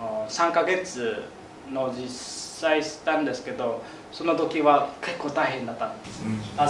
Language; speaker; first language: Japanese; non-native, learner; Vietnamese